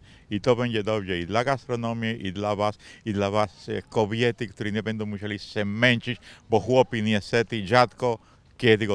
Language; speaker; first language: Polish; non-native, fluent; Spanish